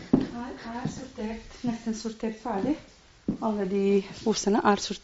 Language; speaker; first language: Norwegian; non-native, fluent; Arabic